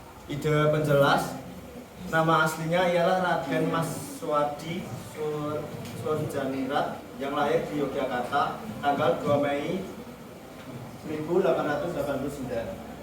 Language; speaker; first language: Indonesian; native; Indonesian